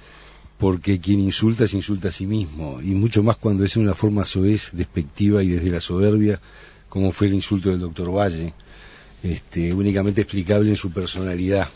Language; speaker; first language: Spanish; native; Spanish